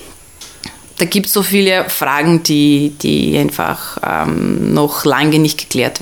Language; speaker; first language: German; non-native, fluent; Russian